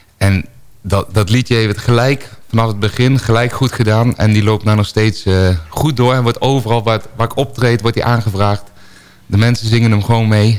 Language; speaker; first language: Dutch; native; Dutch